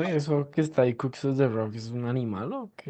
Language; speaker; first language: Spanish; native; Spanish